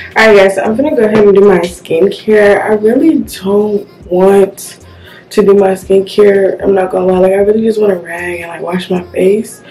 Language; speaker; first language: English; native; English